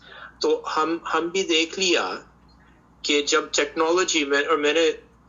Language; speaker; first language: Hindi; early bilingual, heritage; Hindi